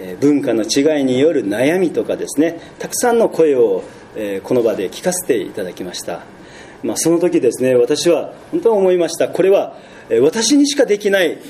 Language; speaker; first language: Japanese; early bilingual, heritage; Japanese